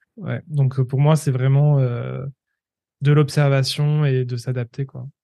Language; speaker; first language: French; native; French